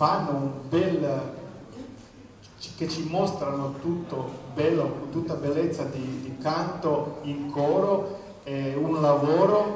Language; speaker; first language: Italian; non-native, fluent; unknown